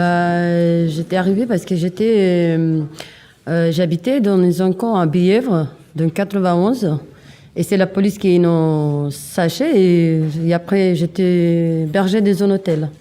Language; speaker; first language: French; non-native, learner; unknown